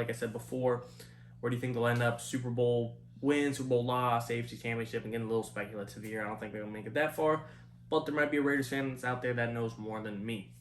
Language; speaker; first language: English; native; English